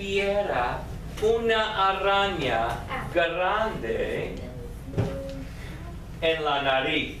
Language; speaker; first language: Spanish; non-native, fluent; English